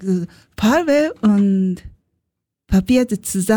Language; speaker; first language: German; non-native, learner; Japanese